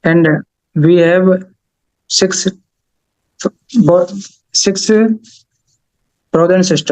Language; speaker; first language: English; non-native, learner; Haryanvi